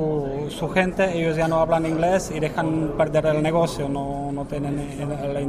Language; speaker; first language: Spanish; non-native, fluent; Czech